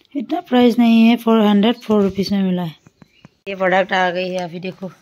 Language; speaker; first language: Hindi; non-native, local second language; Assamese